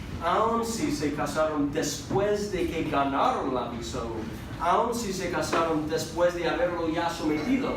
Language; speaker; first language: Spanish; non-native, fluent; English